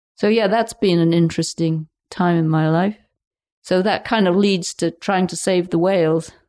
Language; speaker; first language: English; native; English